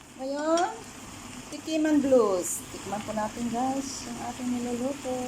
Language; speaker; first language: Filipino; non-native, local second language; Iloko